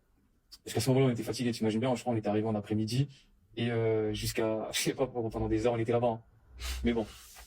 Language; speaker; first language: French; native; French